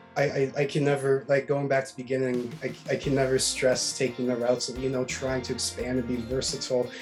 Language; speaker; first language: English; native; English